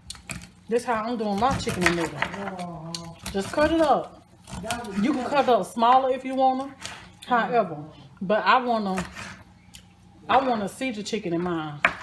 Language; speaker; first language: English; native; English